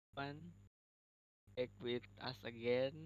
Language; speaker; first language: English; non-native, learner; Indonesian